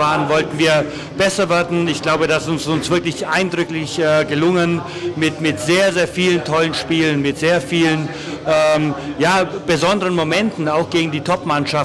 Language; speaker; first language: German; native; German